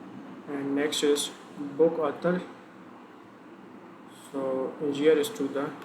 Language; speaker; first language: English; non-native, learner; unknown